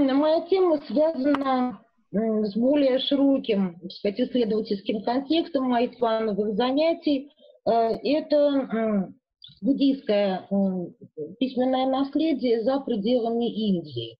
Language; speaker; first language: Russian; native; Russian